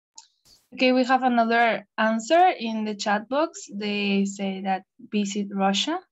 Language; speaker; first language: English; non-native, learner; Spanish